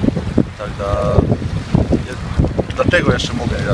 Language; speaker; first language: Polish; non-native, learner; Slovenian